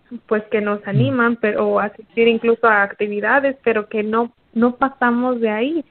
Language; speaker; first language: Spanish; native; Spanish